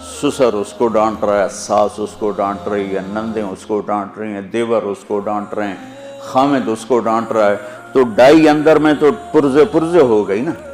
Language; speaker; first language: Urdu; non-native, local second language; Punjabi